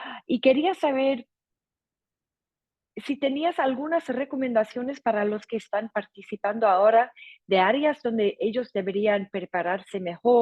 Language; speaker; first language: Spanish; non-native, fluent; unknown